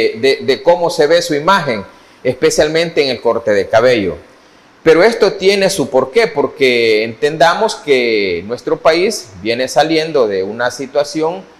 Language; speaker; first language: Spanish; native; Spanish